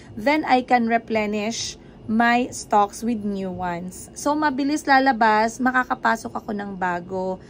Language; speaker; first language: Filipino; native; Filipino